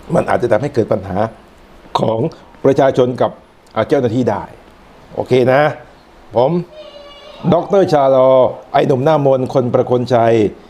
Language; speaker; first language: Thai; non-native, local second language; Northern Khmer